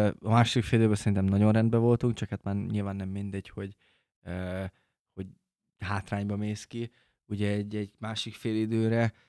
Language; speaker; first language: Hungarian; native; Hungarian